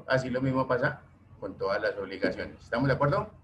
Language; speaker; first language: Spanish; native; Spanish